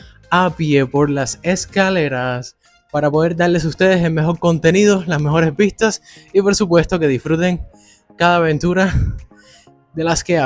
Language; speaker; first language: Spanish; native; Spanish